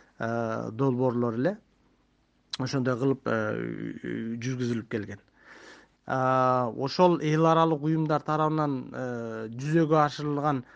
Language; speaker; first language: Kyrgyz; native; Kyrgyz